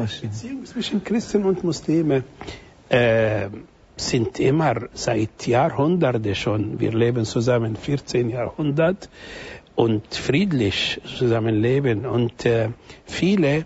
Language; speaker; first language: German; non-native, fluent; Arabic